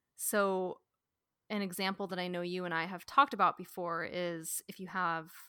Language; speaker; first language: English; native; English